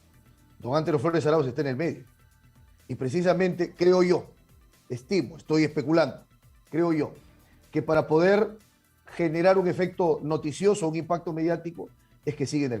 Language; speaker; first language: Spanish; native; Spanish